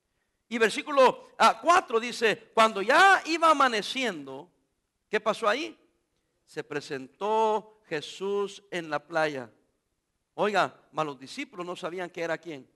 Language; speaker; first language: Spanish; native; Spanish